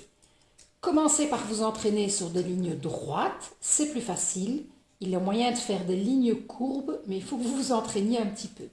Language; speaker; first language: French; native; French